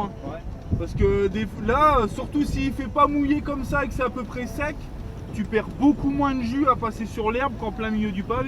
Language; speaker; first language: French; native; French